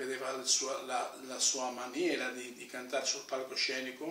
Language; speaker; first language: Italian; non-native, fluent; Spanish